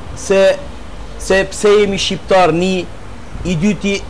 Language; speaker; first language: Albanian; early bilingual, heritage; Albanian